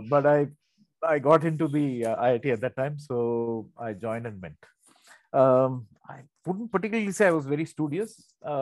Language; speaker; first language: English; non-native, local second language; Tamil